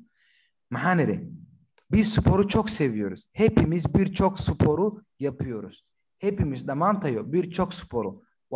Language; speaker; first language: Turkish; non-native, fluent; Somali